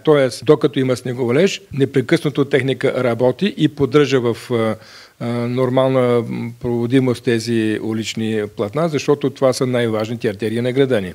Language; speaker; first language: Bulgarian; native; Bulgarian